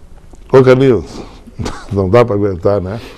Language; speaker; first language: Portuguese; native; Portuguese